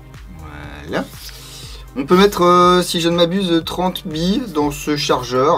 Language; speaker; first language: French; native; French